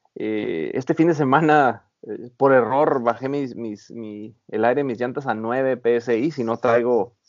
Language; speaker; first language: Spanish; native; Spanish